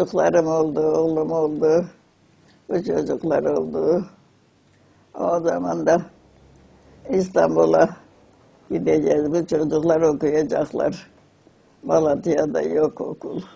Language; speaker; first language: Turkish; non-native, local second language; Armenian